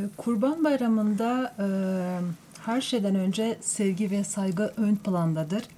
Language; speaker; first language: Turkish; non-native, fluent; Uzbek